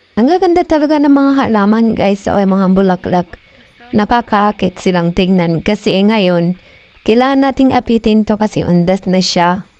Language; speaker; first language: Filipino; non-native, local second language; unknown